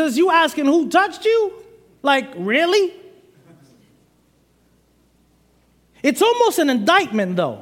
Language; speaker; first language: English; native; English